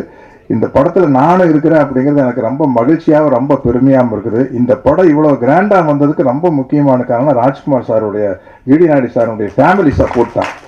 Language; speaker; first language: Tamil; native; Tamil